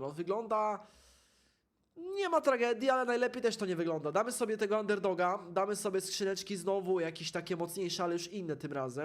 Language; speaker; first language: Polish; native; Polish